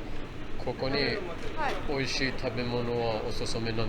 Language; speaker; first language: Japanese; non-native, fluent; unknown